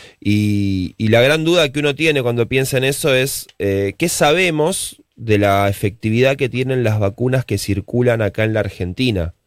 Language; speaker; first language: Spanish; native; Spanish